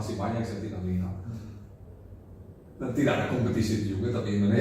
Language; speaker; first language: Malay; non-native, fluent; Dutch